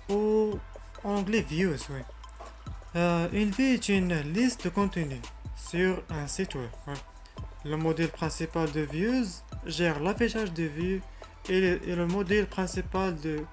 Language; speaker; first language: French; non-native, learner; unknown